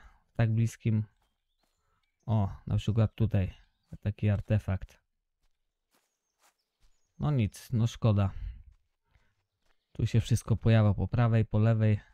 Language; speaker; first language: Polish; native; Polish